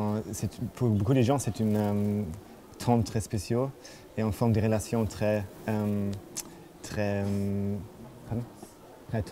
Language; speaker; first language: French; non-native, fluent; German